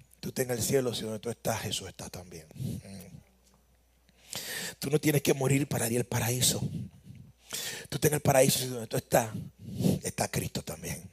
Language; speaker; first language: Spanish; native; Spanish